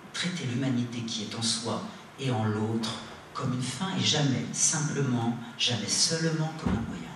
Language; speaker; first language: French; native; French